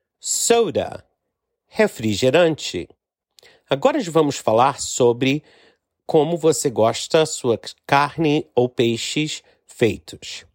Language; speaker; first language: Portuguese; non-native, fluent; English